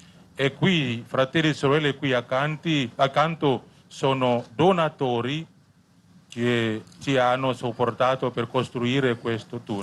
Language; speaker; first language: Italian; non-native, fluent; Indonesian